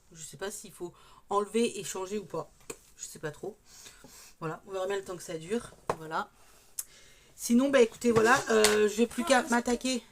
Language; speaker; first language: French; native; French